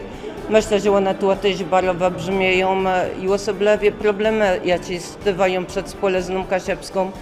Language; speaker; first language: Polish; non-native, local second language; Kashubian